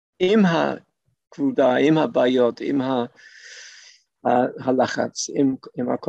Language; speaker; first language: Hebrew; non-native, fluent; English